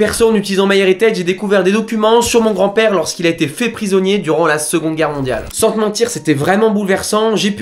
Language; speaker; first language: French; native; French